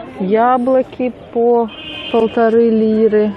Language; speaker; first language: Russian; native; Russian